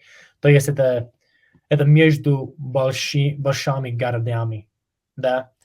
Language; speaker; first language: Russian; non-native, learner; English